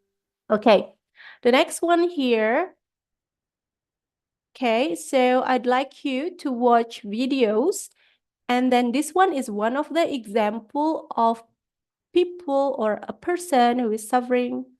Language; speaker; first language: English; non-native, fluent; Indonesian